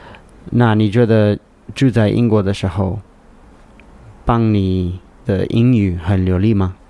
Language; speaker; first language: Chinese; non-native, learner; English